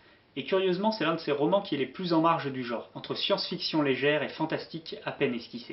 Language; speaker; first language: French; native; French